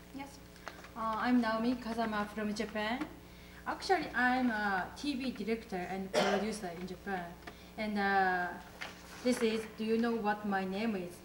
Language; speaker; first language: English; non-native, learner; Japanese